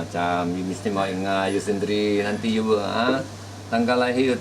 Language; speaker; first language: Malay; native; Malay